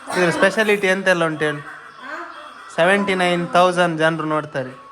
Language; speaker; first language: Kannada; non-native, local second language; Tulu